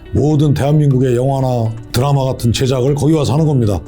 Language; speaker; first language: Korean; native; Korean